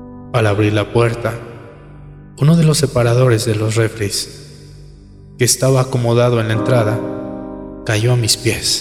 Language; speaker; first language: Spanish; native; Spanish